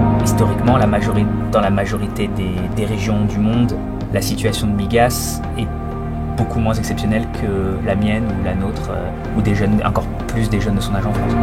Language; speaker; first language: French; native; French